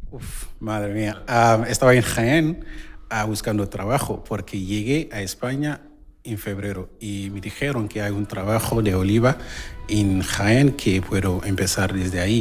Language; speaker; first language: Spanish; non-native, learner; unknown